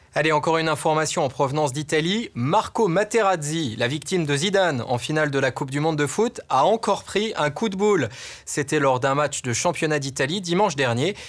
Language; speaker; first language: French; native; French